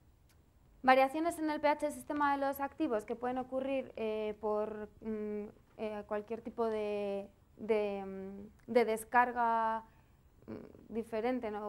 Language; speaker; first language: Spanish; native; Spanish